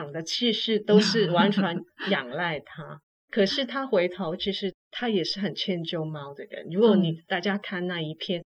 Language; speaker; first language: Chinese; non-native, fluent; Cantonese